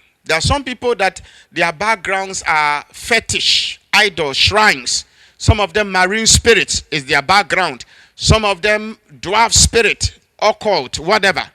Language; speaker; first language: English; non-native, local second language; Akan